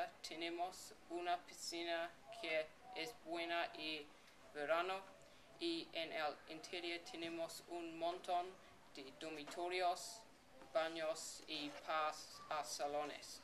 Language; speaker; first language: Spanish; non-native, learner; English